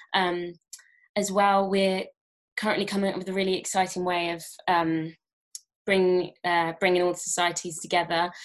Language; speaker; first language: English; native; English